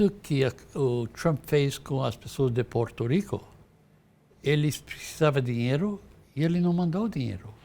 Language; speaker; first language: Portuguese; non-native, fluent; English